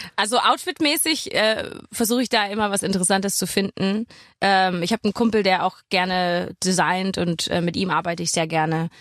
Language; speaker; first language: German; non-native, fluent; English